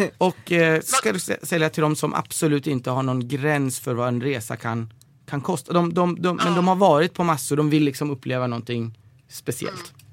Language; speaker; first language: Swedish; early bilingual, other home language; Persian